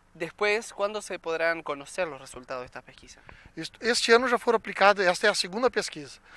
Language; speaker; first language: Portuguese; native; Portuguese